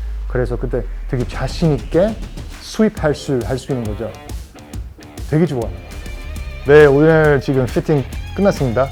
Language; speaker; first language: Korean; non-native, learner; English